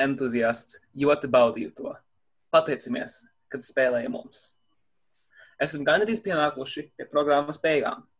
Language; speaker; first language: Latvian; early bilingual, heritage; Latvian